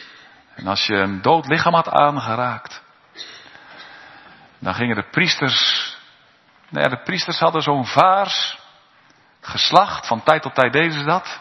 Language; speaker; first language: Dutch; native; Dutch